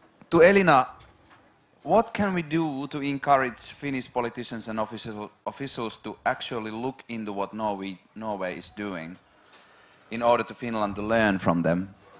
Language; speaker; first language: English; non-native, fluent; Finnish